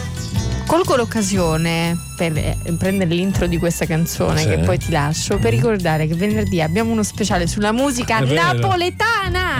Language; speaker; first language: Italian; native; Italian